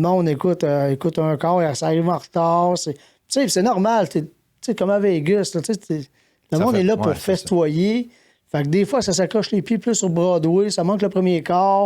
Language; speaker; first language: French; native; French